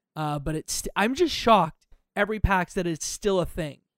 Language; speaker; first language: English; native; English